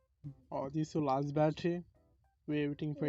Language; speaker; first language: English; non-native, learner; Bangla